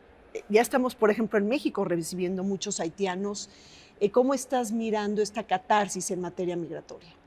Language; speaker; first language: Spanish; native; Spanish